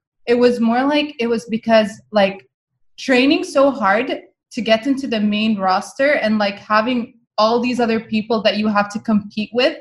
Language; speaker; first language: English; non-native, fluent; Arabic